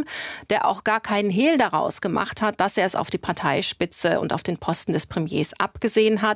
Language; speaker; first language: German; native; German